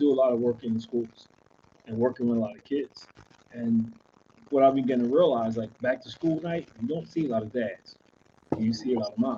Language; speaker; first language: English; native; English